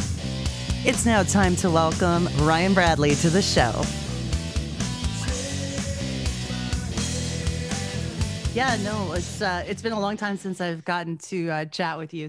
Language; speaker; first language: English; native; English